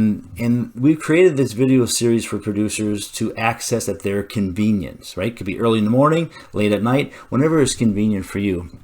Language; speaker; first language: English; native; English